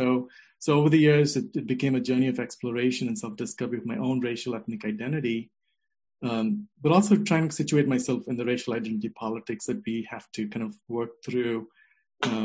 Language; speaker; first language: English; non-native, local second language; Telugu